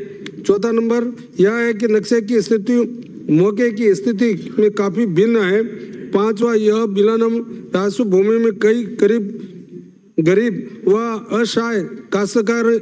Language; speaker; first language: Hindi; native; Hindi